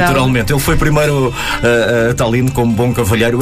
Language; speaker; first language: Portuguese; native; Portuguese